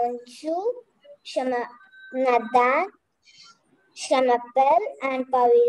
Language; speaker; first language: French; non-native, learner; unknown